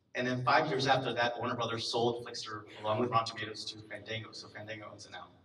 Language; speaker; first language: English; native; English